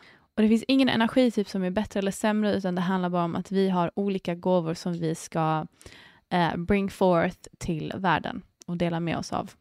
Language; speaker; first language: Swedish; early bilingual, other home language; English